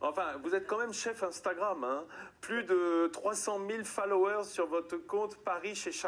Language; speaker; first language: French; native; French